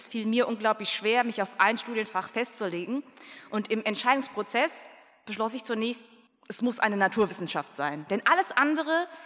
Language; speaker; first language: German; early bilingual, other home language; Vietnamese